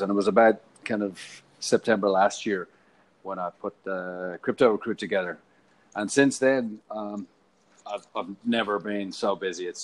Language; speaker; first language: English; native; English